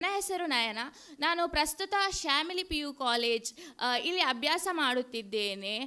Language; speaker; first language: Kannada; non-native, local second language; Tulu